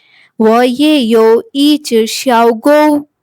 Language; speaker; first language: Chinese; non-native, fluent; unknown